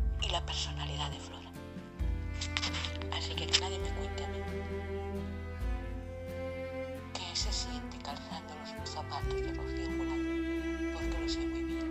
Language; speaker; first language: Spanish; native; Spanish